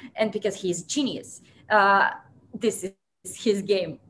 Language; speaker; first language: English; non-native, fluent; Bulgarian